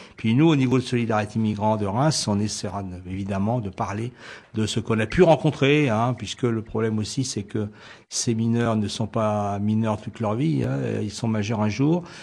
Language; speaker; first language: French; native; French